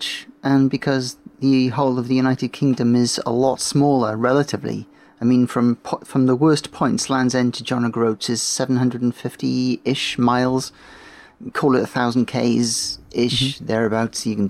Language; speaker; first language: English; native; English